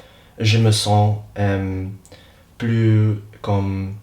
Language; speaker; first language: French; non-native, learner; English